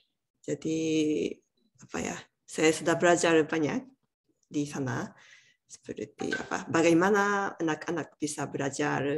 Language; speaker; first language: Indonesian; non-native, learner; Japanese